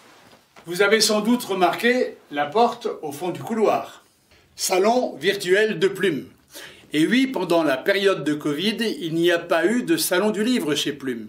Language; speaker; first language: French; native; French